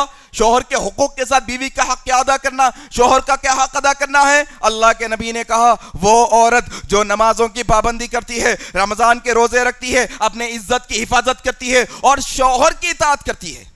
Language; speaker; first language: Urdu; native; Urdu